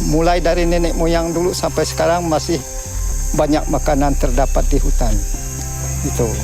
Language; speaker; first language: Indonesian; non-native, local second language; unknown